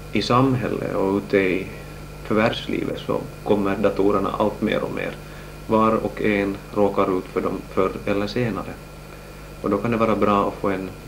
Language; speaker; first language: Swedish; native; Swedish